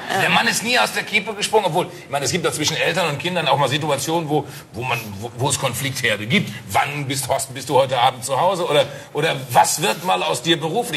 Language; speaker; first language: German; native; German